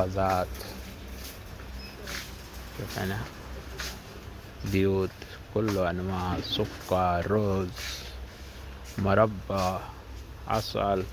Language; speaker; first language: Arabic; non-native, learner; Urdu